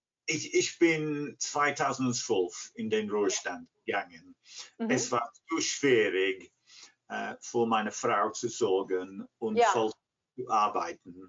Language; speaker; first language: German; non-native, fluent; English